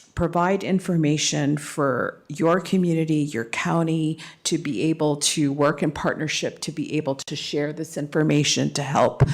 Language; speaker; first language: English; native; English